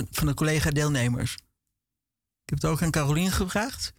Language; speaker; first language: Dutch; native; Dutch